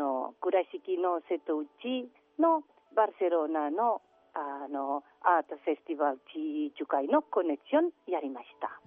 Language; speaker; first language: Japanese; non-native, learner; Catalan